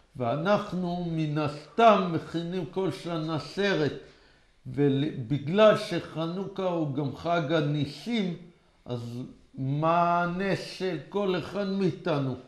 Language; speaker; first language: Hebrew; native; Hebrew